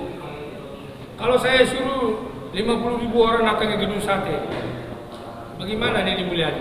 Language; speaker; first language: Indonesian; non-native, local second language; Tetum